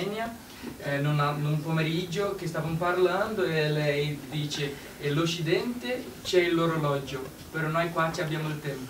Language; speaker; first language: Italian; non-native, learner; Portuguese